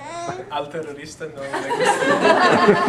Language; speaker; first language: Spanish; non-native, learner; English